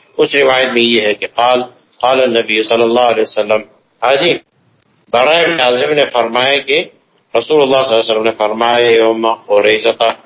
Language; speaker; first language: Urdu; non-native, local second language; Pashto